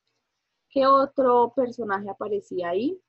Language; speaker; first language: Spanish; native; Spanish